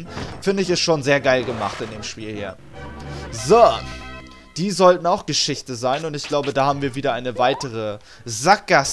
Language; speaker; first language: German; native; German